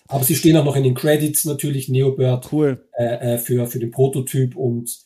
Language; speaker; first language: German; native; German